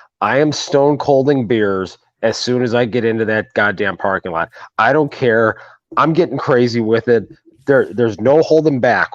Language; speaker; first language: English; native; English